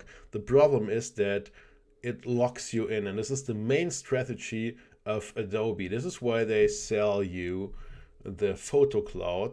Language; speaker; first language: English; non-native, fluent; German